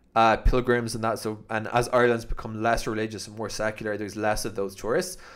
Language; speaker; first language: English; native; English